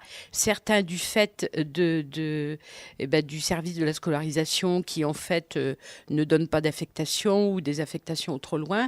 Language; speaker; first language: French; native; French